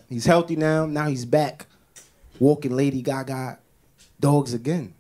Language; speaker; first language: English; native; English